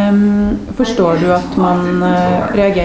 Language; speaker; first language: Norwegian; native; Norwegian